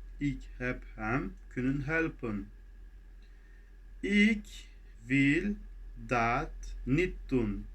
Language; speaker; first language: Dutch; non-native, fluent; Turkish